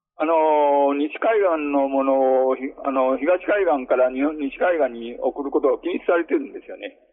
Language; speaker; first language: Japanese; native; Japanese